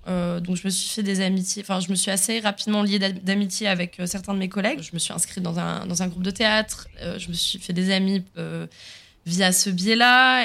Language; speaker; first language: French; early bilingual, other home language; Swiss German